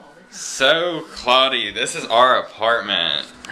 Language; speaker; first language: English; native; English